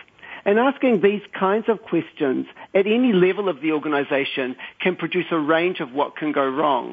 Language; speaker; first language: English; native; English